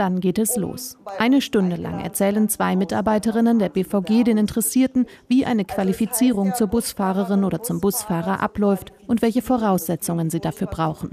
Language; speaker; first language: German; native; German